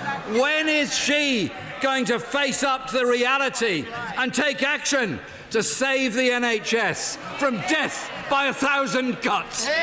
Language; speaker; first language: English; native; English